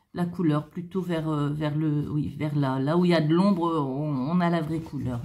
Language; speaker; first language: French; native; French